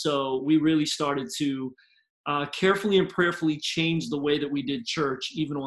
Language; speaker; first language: English; native; English